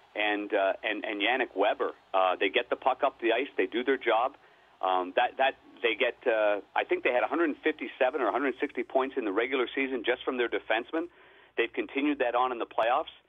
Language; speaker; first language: English; native; English